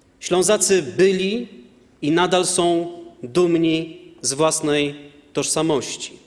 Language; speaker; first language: Polish; native; Polish